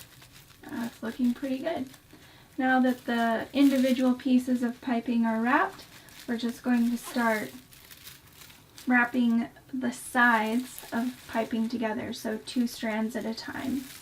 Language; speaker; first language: English; native; English